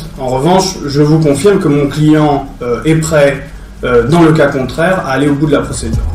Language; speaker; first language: French; native; French